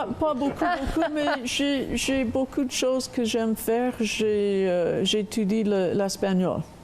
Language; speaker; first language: French; non-native, local second language; English